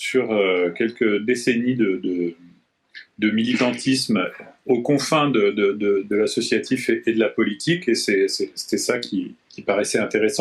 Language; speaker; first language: French; native; French